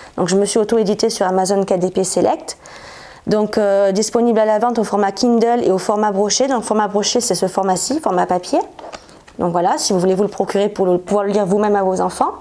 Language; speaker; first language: French; native; French